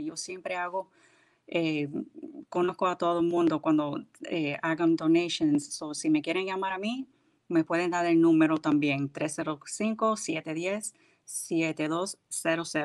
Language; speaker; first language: Spanish; early bilingual, heritage; English